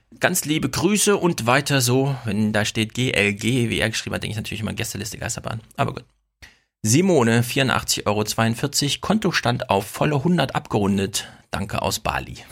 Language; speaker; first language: German; native; German